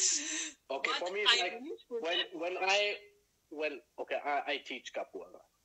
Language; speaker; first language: English; non-native, fluent; German